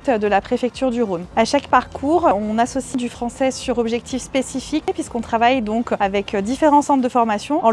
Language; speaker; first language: French; native; French